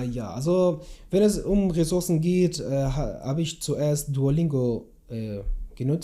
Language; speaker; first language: German; non-native, learner; Kurdish